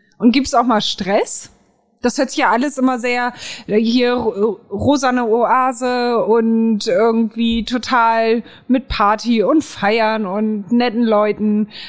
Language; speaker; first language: German; native; German